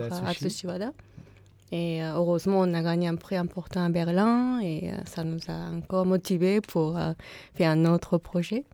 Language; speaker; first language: French; non-native, fluent; Japanese